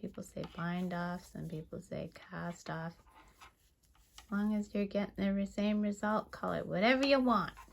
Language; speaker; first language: English; native; English